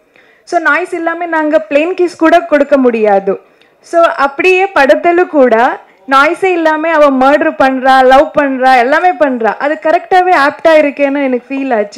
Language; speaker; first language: Tamil; non-native, learner; Kannada